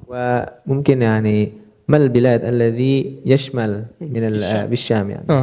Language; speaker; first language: Arabic; non-native, learner; Indonesian